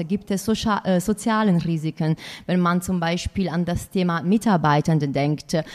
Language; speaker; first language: German; non-native, fluent; Italian